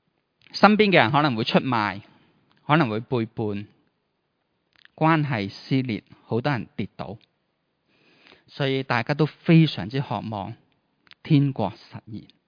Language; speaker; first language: Chinese; native; Chinese